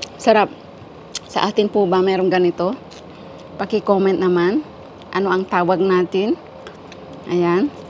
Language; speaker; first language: Filipino; non-native, local second language; Iloko